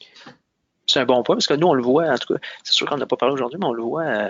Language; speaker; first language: French; native; French